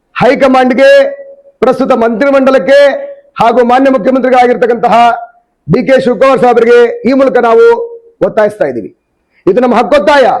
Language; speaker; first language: Kannada; non-native, local second language; Lambadi